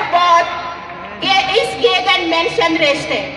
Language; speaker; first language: German; non-native, fluent; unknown